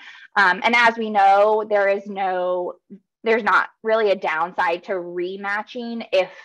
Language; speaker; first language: English; native; English